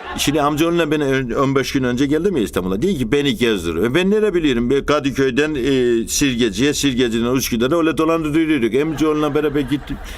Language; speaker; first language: Turkish; native; Turkish